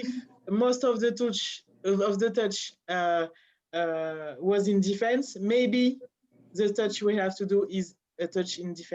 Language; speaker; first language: English; non-native, learner; French